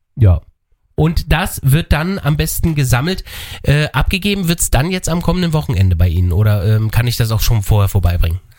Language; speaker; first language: German; native; German